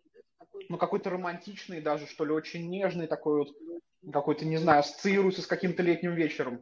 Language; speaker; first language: Russian; native; Russian